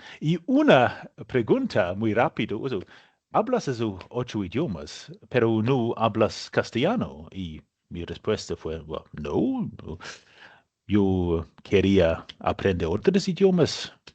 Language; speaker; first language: Spanish; non-native, learner; English